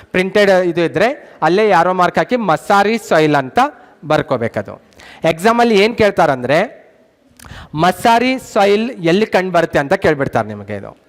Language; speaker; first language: Kannada; native; Kannada